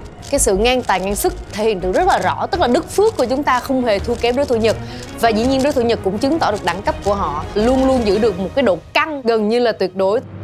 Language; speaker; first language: Vietnamese; native; Vietnamese